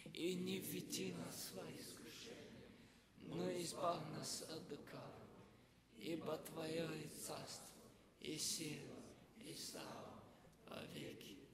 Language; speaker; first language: Russian; non-native, learner; English